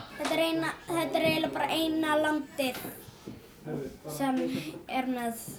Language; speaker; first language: Icelandic; early bilingual, other home language; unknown